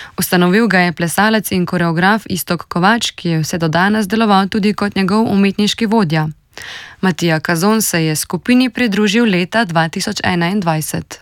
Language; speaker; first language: Slovenian; native; Slovenian